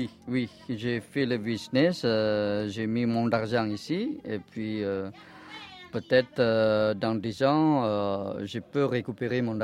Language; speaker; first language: French; non-native, fluent; Indonesian